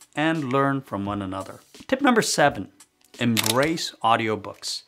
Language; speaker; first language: English; non-native, fluent; Chinese